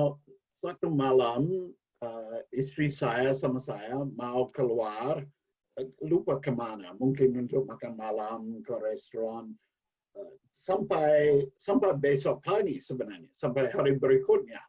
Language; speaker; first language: Indonesian; non-native, learner; English